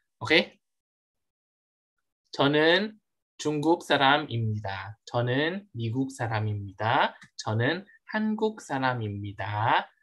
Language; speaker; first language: Korean; non-native, fluent; Filipino